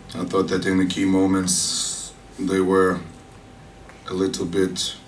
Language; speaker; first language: English; non-native, fluent; Lithuanian